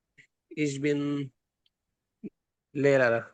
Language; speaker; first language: German; non-native, learner; Bangla